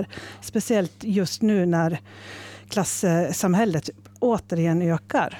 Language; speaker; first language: Swedish; native; Swedish